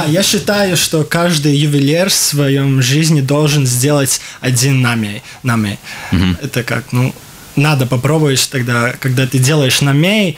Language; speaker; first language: Russian; non-native, local second language; Latvian